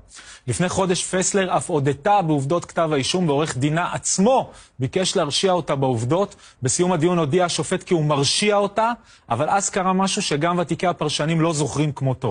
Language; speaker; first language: Hebrew; native; Hebrew